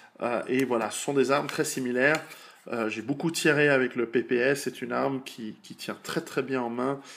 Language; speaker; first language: French; native; French